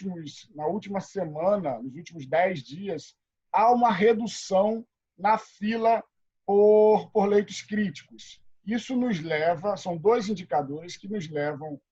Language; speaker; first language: Portuguese; native; Portuguese